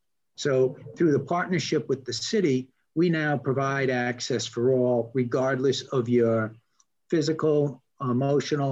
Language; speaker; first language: English; native; English